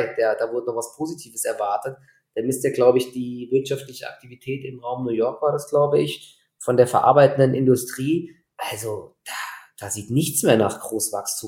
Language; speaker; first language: German; native; German